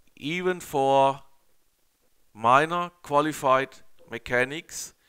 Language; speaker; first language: English; non-native, learner; German